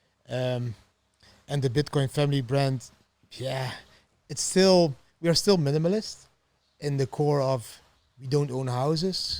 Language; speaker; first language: English; non-native, fluent; Dutch